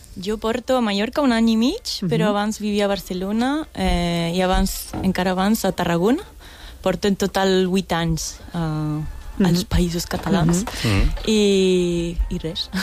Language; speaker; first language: Catalan; non-native, fluent; Italian